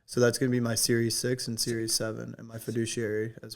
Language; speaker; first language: English; native; English